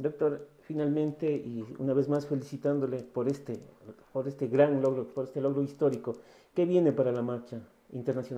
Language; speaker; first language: Spanish; native; Spanish